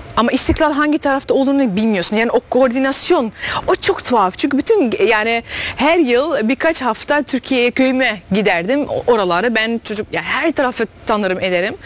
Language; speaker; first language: Turkish; early bilingual, heritage; Turkish